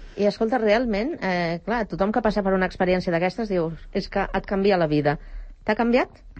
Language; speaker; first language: Catalan; native; Catalan